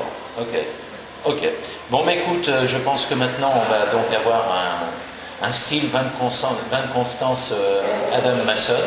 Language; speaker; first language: French; native; French